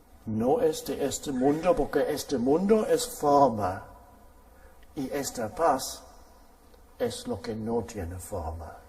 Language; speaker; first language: Spanish; non-native, fluent; German